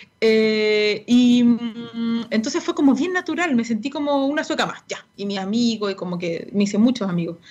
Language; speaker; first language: Spanish; native; Spanish